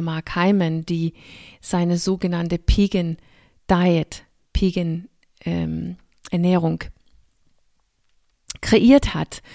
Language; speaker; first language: German; non-native, fluent; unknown